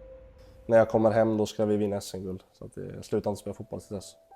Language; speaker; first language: Swedish; native; Swedish